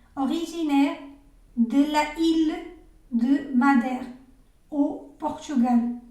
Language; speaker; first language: French; non-native, learner; Spanish